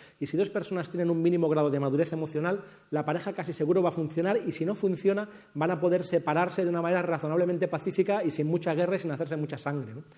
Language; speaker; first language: Spanish; native; Spanish